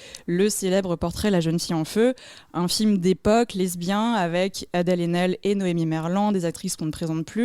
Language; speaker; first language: French; native; French